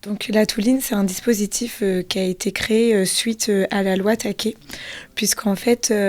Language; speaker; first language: French; native; French